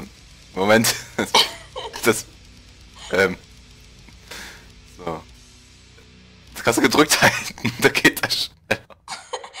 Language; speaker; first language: German; native; German